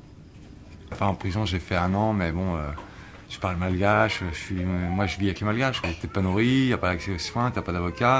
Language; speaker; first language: French; native; French